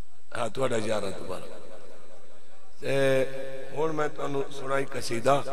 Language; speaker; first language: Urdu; non-native, local second language; Saraiki